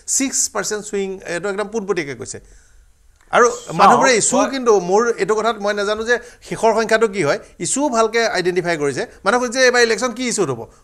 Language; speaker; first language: Assamese; native; Assamese